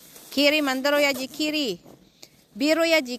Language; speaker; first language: Korean; non-native, learner; Filipino